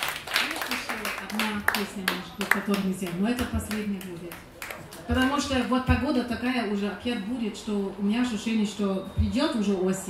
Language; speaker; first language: Russian; non-native, learner; German